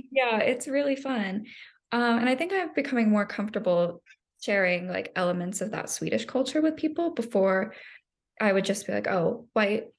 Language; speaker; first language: English; native; English